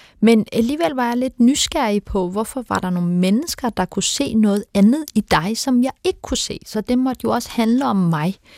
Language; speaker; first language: Danish; early bilingual, other home language; Turkish